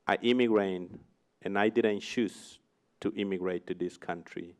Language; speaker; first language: English; non-native, fluent; Spanish